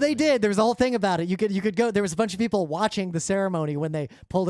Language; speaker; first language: English; native; English